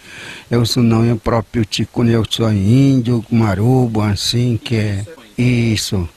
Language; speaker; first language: Portuguese; non-native, local second language; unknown